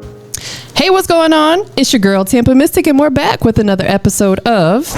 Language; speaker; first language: English; native; English